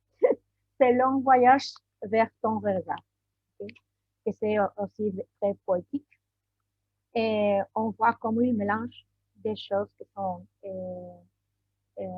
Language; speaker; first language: French; non-native, learner; Spanish